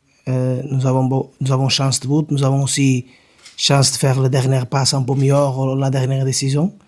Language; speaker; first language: French; non-native, learner; Portuguese